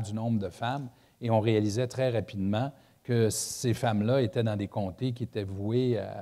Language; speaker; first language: French; native; French